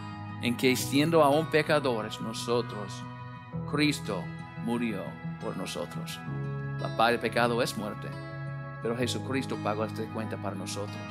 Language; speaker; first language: Spanish; non-native, learner; English